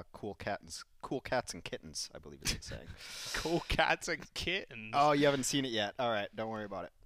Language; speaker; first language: English; native; English